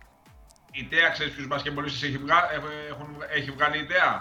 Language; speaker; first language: Greek; native; Greek